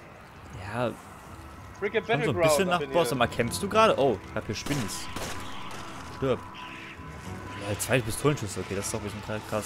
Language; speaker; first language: German; native; German